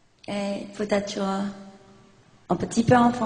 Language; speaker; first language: French; non-native, learner; English